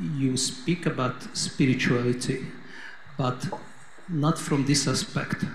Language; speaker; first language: English; non-native, fluent; Hungarian